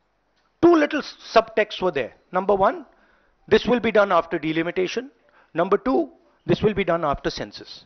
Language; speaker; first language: English; non-native, local second language; Hindi